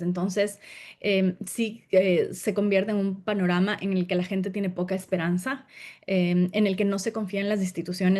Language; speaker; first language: Spanish; native; Spanish